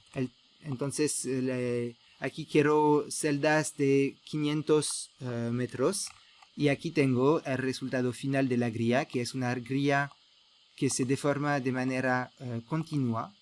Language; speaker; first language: Spanish; non-native, fluent; French